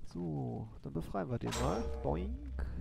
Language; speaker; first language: German; native; German